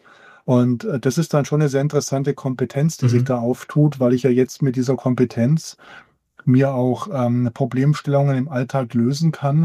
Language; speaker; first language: German; native; German